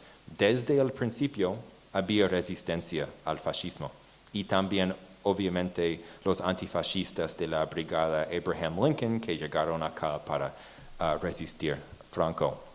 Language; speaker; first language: Spanish; non-native, fluent; English